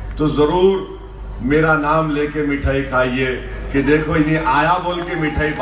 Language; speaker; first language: Urdu; native; Urdu